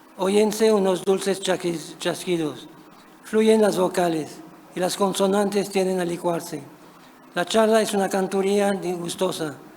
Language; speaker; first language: Spanish; non-native, fluent; French